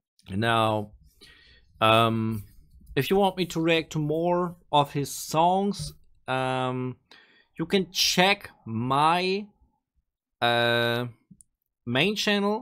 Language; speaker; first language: English; non-native, fluent; German